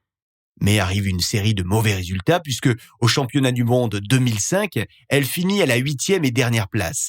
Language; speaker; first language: French; native; French